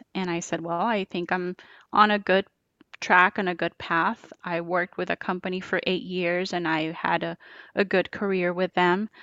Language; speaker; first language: English; non-native, fluent; Spanish